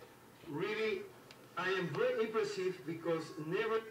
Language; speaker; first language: English; non-native, learner; Spanish